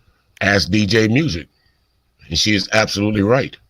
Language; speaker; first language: English; native; English